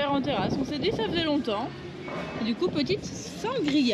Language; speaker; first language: French; native; French